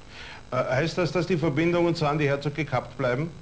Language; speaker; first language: German; native; German